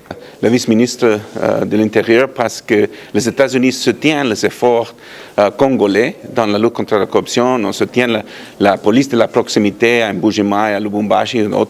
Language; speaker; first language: French; non-native, fluent; English